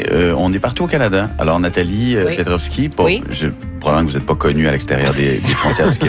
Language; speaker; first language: French; native; French